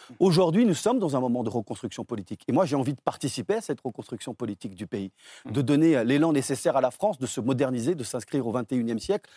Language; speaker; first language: French; early bilingual, other home language; Portuguese